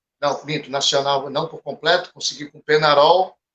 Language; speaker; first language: Portuguese; native; Portuguese